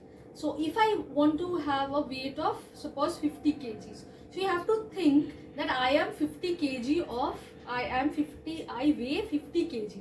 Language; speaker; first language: English; non-native, local second language; Bangla